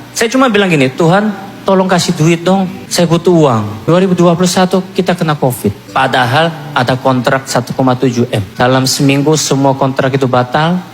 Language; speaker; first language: Indonesian; non-native, fluent; Korean